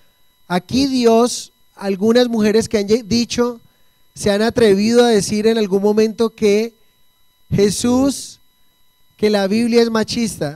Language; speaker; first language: Spanish; native; Spanish